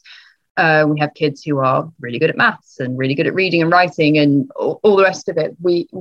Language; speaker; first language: English; native; English